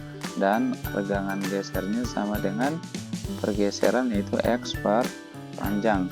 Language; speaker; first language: Indonesian; native; Indonesian